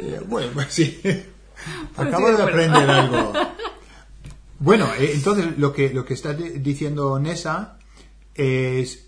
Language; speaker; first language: Spanish; non-native, fluent; English